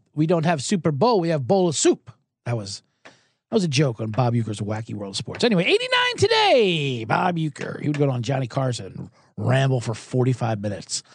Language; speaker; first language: English; native; English